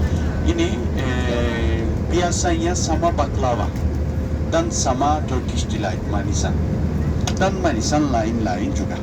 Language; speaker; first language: Indonesian; non-native, fluent; Turkish